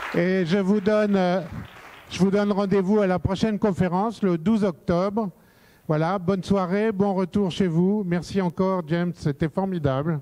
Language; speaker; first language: French; native; French